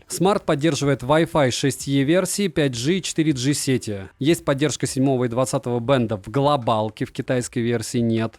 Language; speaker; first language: Russian; native; Russian